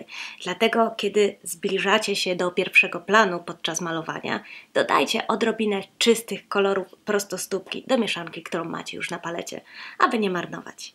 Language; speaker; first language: Polish; native; Polish